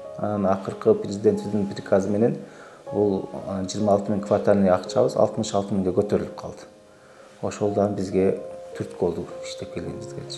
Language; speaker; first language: Kyrgyz; non-native, local second language; Uzbek